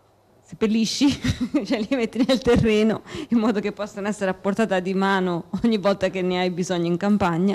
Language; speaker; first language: Italian; native; Italian